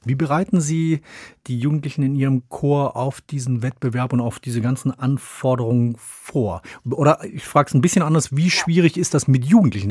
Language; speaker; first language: German; native; German